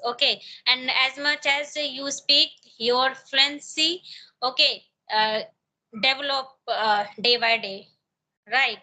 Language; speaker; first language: English; non-native, learner; Hindi